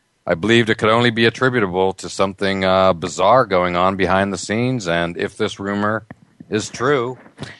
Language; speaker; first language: English; native; English